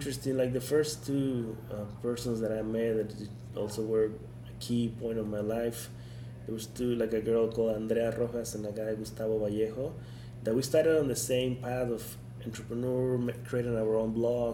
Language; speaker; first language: English; non-native, fluent; Spanish